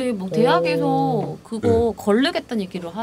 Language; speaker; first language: Korean; native; Korean